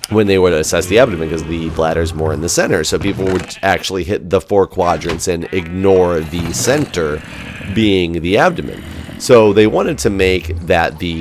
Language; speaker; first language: English; native; English